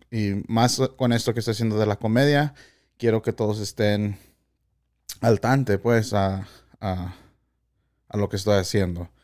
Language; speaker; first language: Spanish; early bilingual, heritage; Spanish